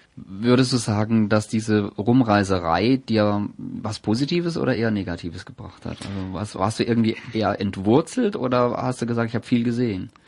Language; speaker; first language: German; native; German